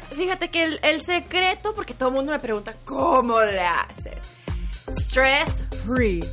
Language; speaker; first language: Spanish; early bilingual, heritage; Spanish